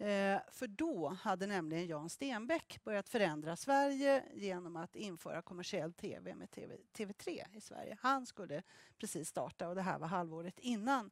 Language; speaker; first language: Swedish; native; Swedish